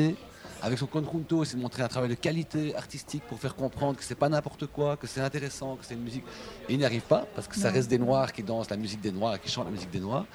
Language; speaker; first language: French; native; French